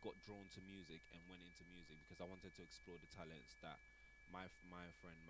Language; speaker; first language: English; non-native, local second language; Akan